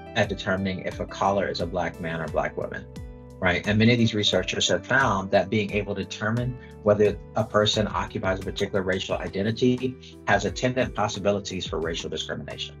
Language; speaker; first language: English; native; English